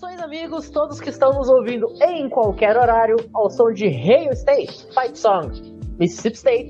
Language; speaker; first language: Portuguese; native; Portuguese